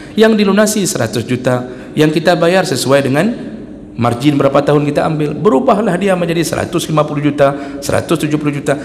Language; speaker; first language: Malay; non-native, local second language; Achinese